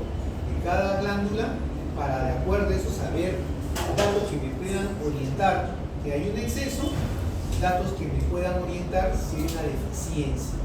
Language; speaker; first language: Spanish; native; Spanish